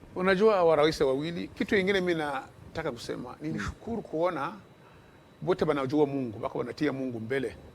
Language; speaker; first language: Swahili; native; Swahili